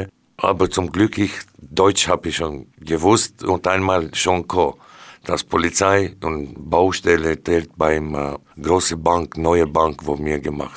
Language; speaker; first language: German; non-native, learner; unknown